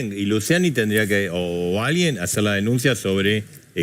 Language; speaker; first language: Spanish; native; Spanish